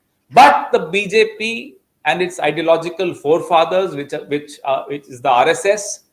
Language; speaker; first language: English; non-native, local second language; Hindi